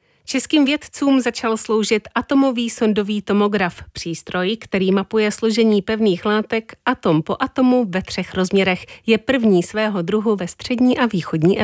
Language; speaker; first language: Czech; native; Czech